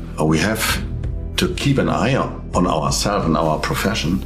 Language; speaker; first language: English; non-native, fluent; German